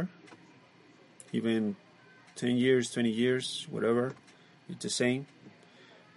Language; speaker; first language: English; non-native, learner; Spanish